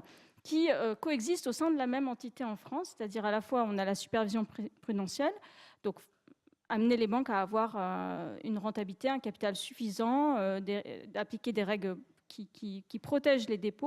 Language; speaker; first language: French; native; French